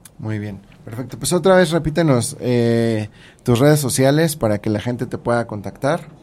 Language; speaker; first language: Spanish; native; Spanish